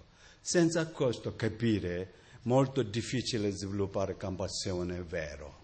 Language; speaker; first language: Italian; non-native, learner; Tibetan